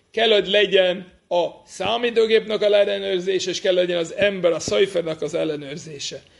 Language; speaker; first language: Hungarian; non-native, fluent; English